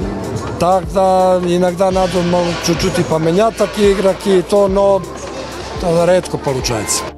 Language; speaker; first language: Russian; non-native, fluent; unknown